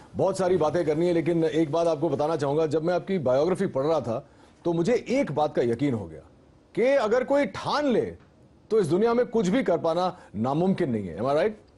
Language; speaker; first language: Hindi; native; Hindi